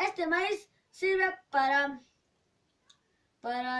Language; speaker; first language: Spanish; non-native, local second language; Quechua